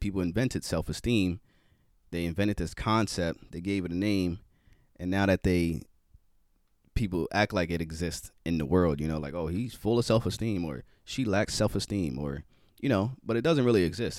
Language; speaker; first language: English; native; English